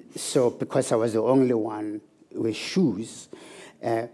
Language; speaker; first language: English; non-native, local second language; Zulu